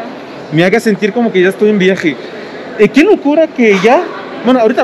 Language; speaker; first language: Spanish; non-native, fluent; Arabic